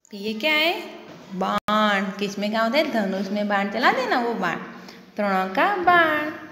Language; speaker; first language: Hindi; non-native, local second language; Gujarati